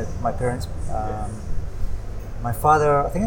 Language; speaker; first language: English; native; English